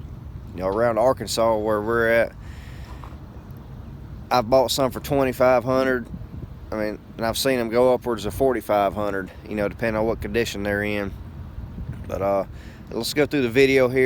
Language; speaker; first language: English; native; English